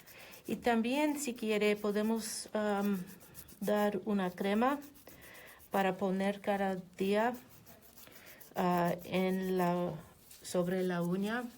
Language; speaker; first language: Spanish; non-native, learner; English